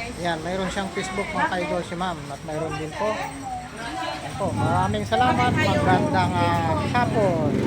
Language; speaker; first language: Filipino; non-native, local second language; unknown